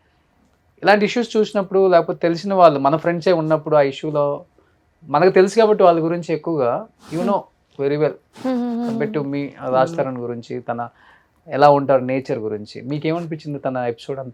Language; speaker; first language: Telugu; native; Telugu